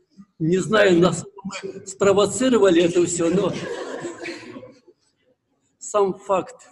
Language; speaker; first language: Russian; native; Russian